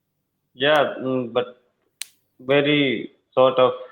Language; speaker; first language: English; non-native, learner; Hindi